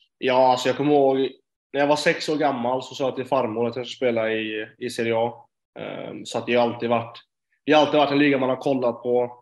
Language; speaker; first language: Swedish; native; Swedish